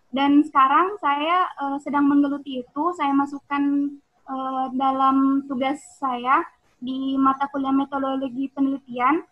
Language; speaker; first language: Indonesian; native; Indonesian